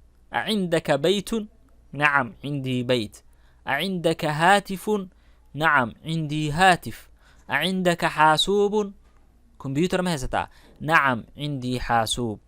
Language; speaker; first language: Arabic; non-native, local second language; Somali